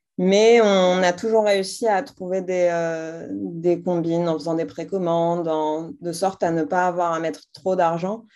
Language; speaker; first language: French; non-native, local second language; Arabic